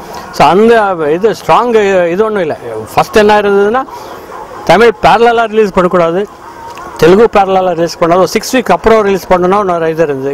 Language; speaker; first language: Tamil; non-native, local second language; Kannada